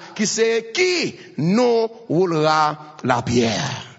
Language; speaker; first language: French; non-native, local second language; Haitian Creole